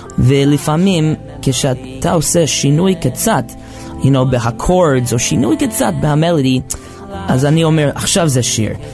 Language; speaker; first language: Hebrew; non-native, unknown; English